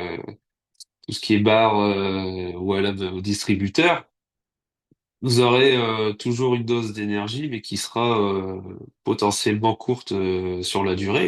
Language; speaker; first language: French; native; French